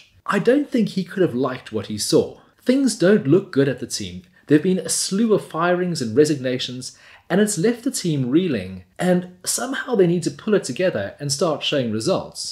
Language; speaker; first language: English; native; English